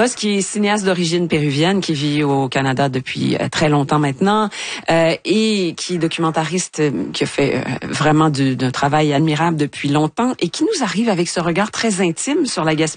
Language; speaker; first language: French; native; French